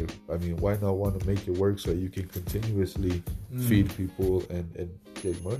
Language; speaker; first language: English; early bilingual, other home language; Spanish